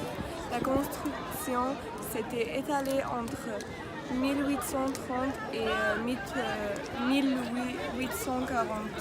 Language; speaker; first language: French; non-native, learner; Arabic